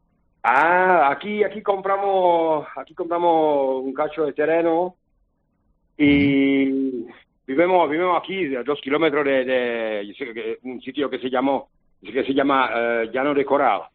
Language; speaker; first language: Spanish; non-native, learner; Czech